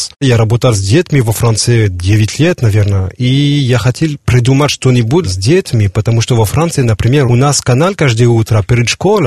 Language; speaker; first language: Russian; non-native, learner; French